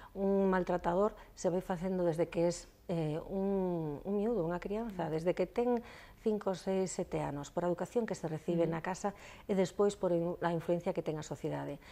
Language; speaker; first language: Galician; non-native, local second language; Spanish